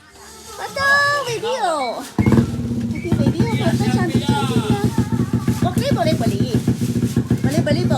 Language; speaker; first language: Indonesian; non-native, learner; Chinese